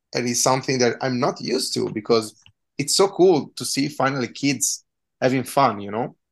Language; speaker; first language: English; non-native, fluent; Italian